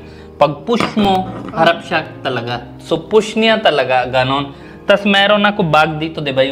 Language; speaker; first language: Filipino; non-native, learner; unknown